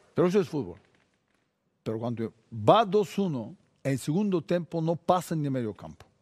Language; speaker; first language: Spanish; non-native, fluent; Bulgarian